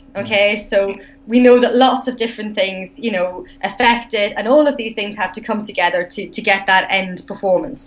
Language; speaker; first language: English; native; English